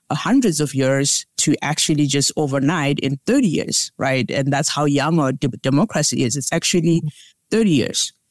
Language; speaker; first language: English; non-native, local second language; Tsonga